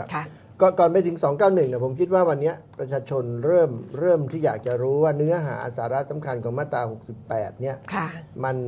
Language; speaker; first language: Thai; native; Thai